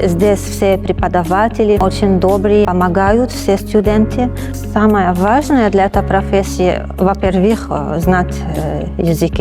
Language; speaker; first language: Russian; non-native, learner; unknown